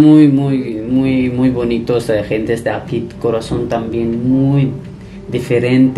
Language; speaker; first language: Spanish; non-native, learner; Punjabi